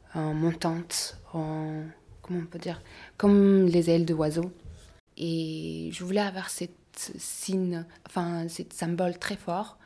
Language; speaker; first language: French; non-native, learner; Mongolian